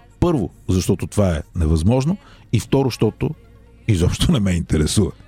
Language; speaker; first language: Bulgarian; native; Bulgarian